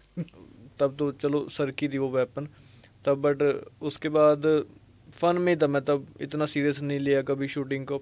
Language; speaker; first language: Hindi; non-native, local second language; Punjabi